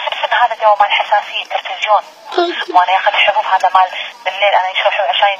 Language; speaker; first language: Arabic; non-native, learner; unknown